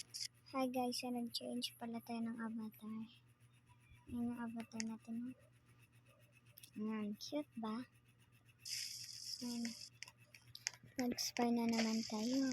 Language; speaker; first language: Filipino; non-native, local second language; Cebuano